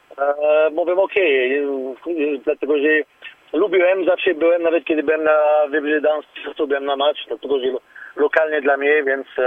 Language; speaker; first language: Polish; non-native, learner; French